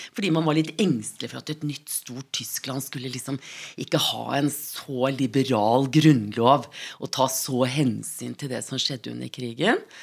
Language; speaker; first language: Norwegian; native; Norwegian